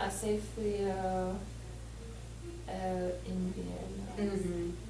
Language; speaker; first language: Spanish; non-native, learner; English